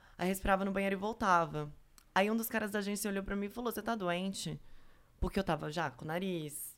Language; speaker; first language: Portuguese; native; Portuguese